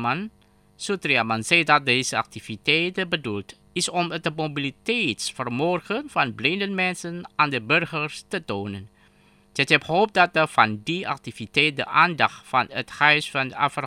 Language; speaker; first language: Dutch; non-native, fluent; Indonesian